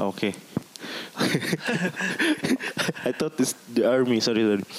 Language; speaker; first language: English; non-native, learner; Indonesian